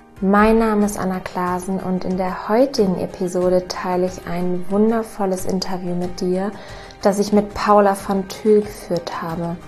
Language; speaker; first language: German; native; German